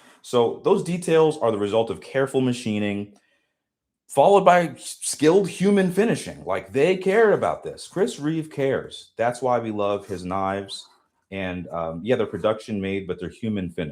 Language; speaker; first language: English; native; English